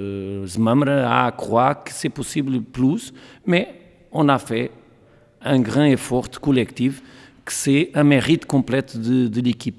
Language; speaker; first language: French; non-native, learner; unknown